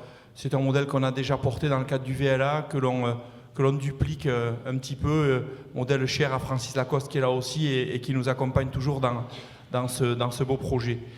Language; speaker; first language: French; native; French